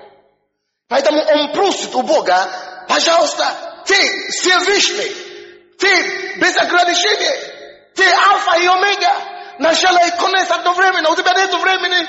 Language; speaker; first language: Russian; non-native, fluent; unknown